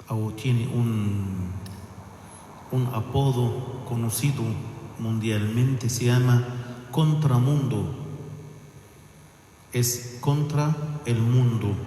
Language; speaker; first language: Spanish; non-native, fluent; Arabic